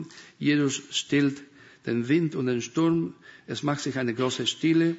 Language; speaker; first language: German; non-native, fluent; Spanish